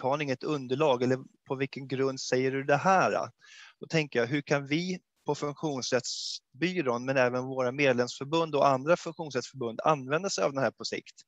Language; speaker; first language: Swedish; native; Swedish